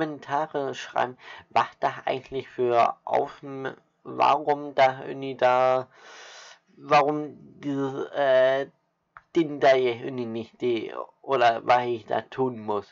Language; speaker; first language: German; native; German